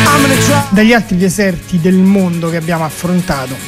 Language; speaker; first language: Italian; native; Italian